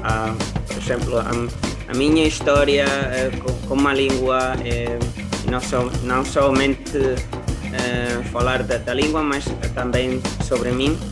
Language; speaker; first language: Portuguese; non-native, learner; Spanish